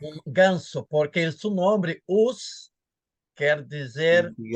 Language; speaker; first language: Spanish; non-native, fluent; Portuguese